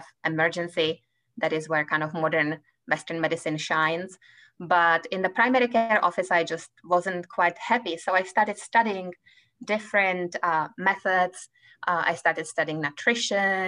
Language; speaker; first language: English; non-native, fluent; Czech